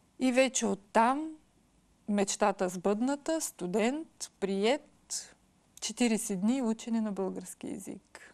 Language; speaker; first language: Bulgarian; early bilingual, heritage; Bulgarian